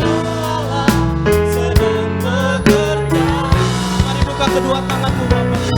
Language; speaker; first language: Indonesian; native; Indonesian